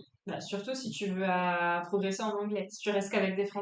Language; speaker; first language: French; native; French